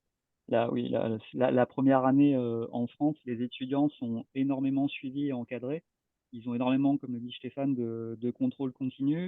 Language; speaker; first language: French; native; French